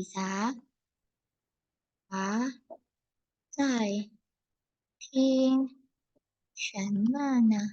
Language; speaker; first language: Chinese; non-native, fluent; Indonesian